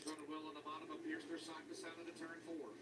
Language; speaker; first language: English; native; English